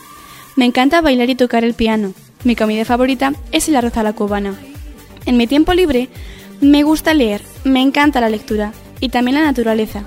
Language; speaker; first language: Spanish; native; Spanish